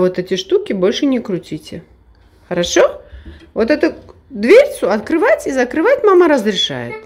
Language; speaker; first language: Russian; native; Russian